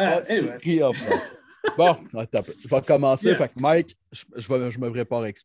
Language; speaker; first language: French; native; French